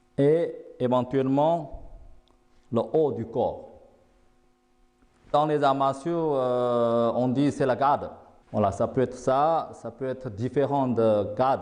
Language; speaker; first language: French; non-native, fluent; Chinese